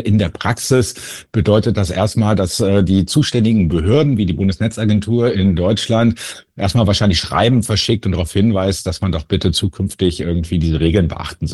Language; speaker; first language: German; native; German